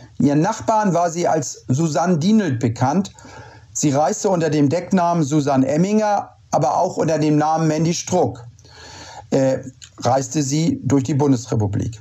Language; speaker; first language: German; native; German